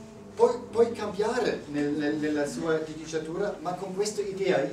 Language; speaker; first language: Italian; non-native, learner; German